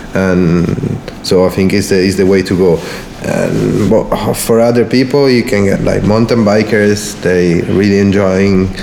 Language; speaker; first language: English; non-native, fluent; Italian